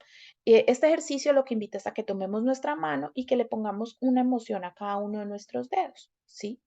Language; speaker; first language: Spanish; native; Spanish